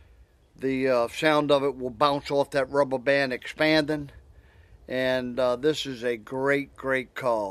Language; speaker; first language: English; native; English